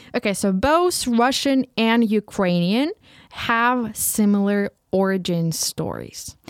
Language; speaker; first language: English; non-native, fluent; Ukrainian